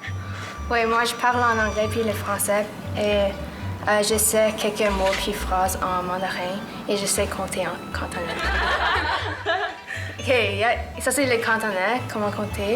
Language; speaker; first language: French; non-native, local second language; English